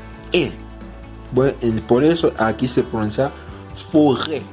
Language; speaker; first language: Spanish; non-native, fluent; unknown